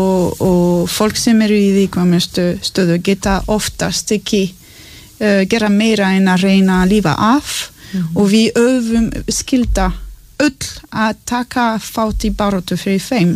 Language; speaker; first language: Icelandic; non-native, learner; French